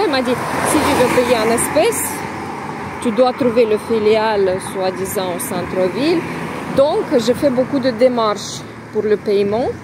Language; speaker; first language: French; non-native, fluent; Russian